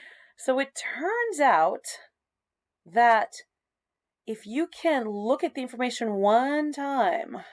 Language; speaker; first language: English; native; English